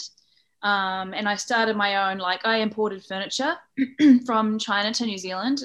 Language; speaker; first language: English; native; English